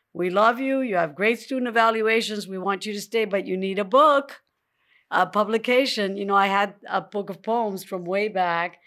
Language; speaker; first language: English; early bilingual, other home language; Spanish